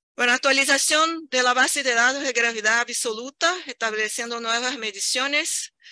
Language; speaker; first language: Spanish; non-native, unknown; Portuguese